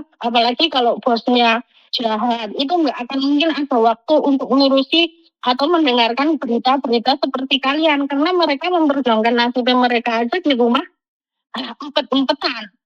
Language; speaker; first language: Indonesian; non-native, local second language; Javanese